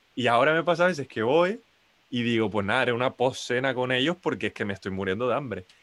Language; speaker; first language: Spanish; native; Spanish